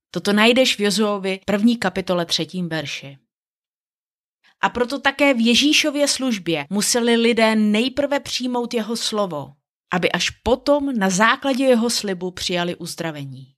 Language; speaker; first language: Czech; native; Czech